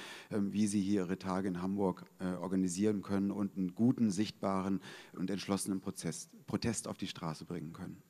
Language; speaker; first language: German; native; German